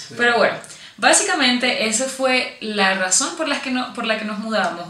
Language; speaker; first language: Spanish; native; Spanish